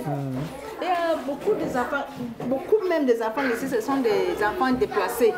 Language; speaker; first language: French; non-native, local second language; English